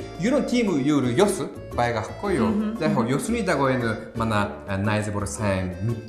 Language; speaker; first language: Mongolian; non-native, fluent; Japanese